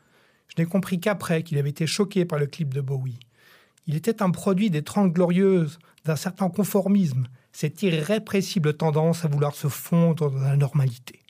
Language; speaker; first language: French; native; French